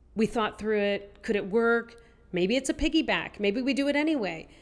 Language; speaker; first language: English; native; English